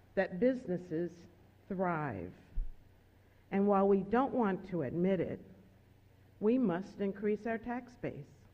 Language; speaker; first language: English; native; English